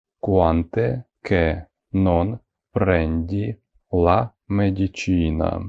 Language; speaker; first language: Italian; non-native, fluent; Ukrainian